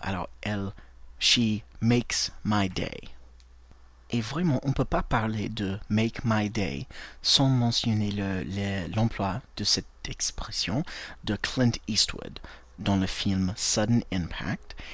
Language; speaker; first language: French; non-native, fluent; English